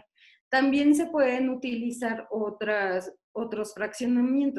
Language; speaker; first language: Spanish; native; Spanish